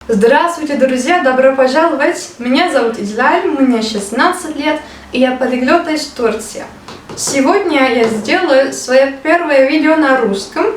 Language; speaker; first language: Russian; non-native, learner; Turkish